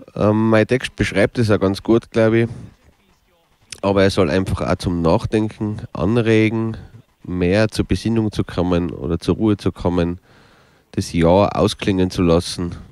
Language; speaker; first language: German; native; German